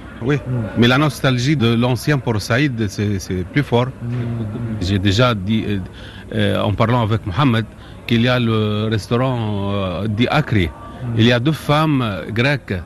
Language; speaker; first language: French; non-native, learner; Arabic